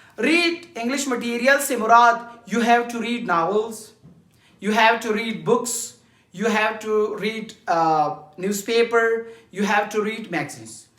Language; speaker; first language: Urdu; non-native, local second language; Pashto